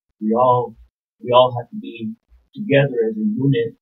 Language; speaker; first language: English; early bilingual, other home language; Spanish